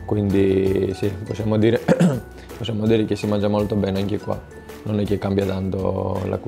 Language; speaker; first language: Italian; non-native, fluent; Greek